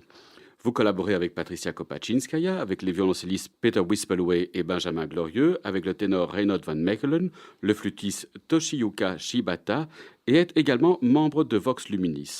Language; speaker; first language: French; native; French